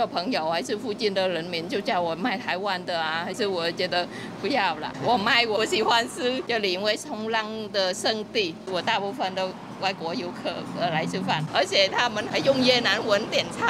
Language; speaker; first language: Chinese; non-native, fluent; Vietnamese